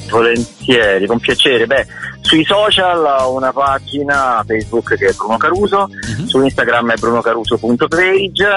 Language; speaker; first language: Italian; native; Italian